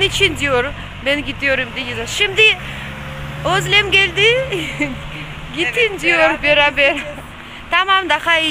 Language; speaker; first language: Turkish; non-native, learner; Russian